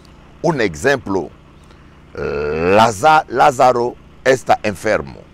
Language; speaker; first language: Spanish; non-native, learner; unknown